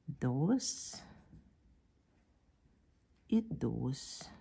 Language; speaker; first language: Spanish; non-native, fluent; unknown